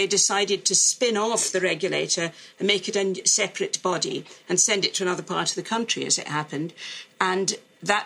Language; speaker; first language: English; native; English